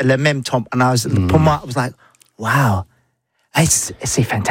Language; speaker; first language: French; non-native, learner; English